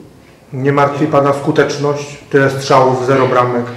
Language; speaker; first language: Polish; native; Polish